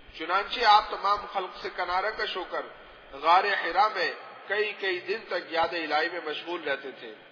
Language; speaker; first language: Urdu; non-native, local second language; Pashto